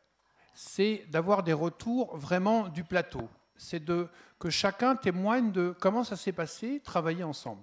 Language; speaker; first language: French; native; French